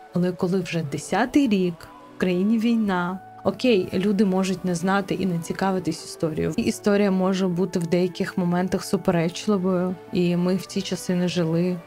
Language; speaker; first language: Ukrainian; non-native, local second language; Crimean Tatar